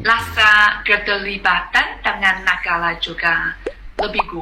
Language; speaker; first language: Indonesian; non-native, fluent; Chinese